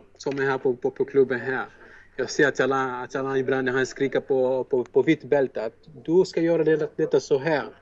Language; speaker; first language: Swedish; non-native, fluent; Portuguese